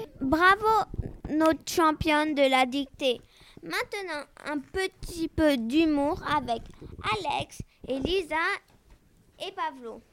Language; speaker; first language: French; non-native, learner; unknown